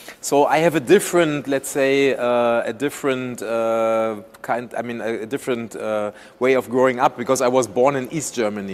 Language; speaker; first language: English; non-native, fluent; German